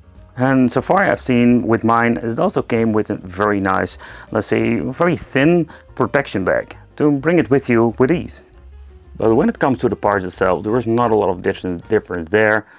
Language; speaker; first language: English; non-native, fluent; Dutch